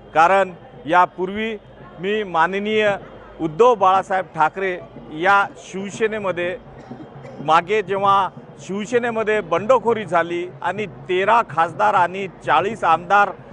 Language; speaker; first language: Marathi; non-native, local second language; Lambadi